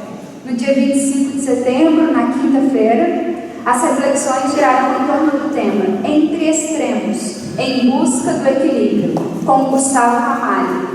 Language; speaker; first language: Portuguese; native; Portuguese